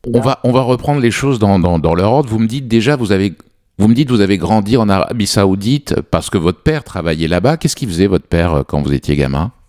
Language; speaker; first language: French; native; French